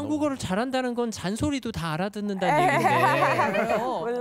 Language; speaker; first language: Korean; native; Korean